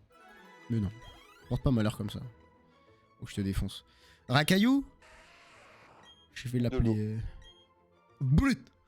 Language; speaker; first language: French; native; French